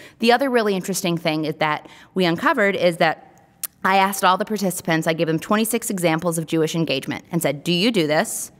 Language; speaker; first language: English; native; English